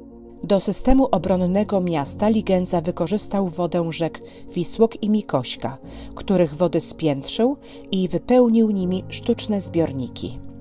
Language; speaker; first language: Polish; native; Polish